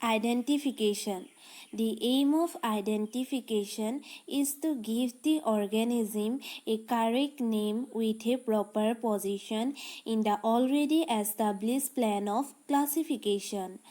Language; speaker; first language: English; non-native, local second language; Assamese